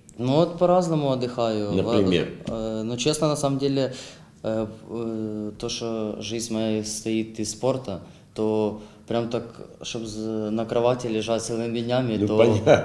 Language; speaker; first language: Russian; non-native, local second language; Ukrainian